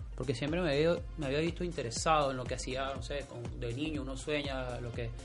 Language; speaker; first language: Spanish; native; Spanish